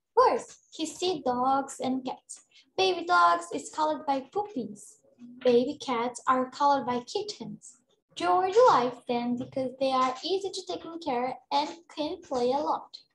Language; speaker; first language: English; non-native, fluent; Portuguese